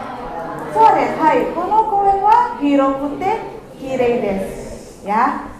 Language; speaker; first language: Japanese; non-native, fluent; Indonesian